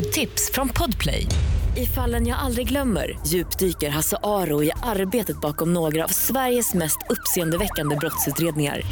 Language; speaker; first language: Swedish; native; Swedish